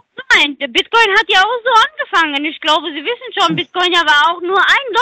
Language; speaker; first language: German; non-native, learner; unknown